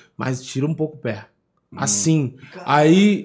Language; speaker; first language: Portuguese; native; Portuguese